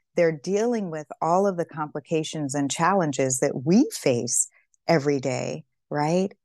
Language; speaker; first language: English; native; English